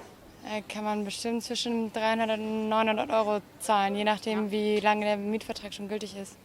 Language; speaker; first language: German; native; German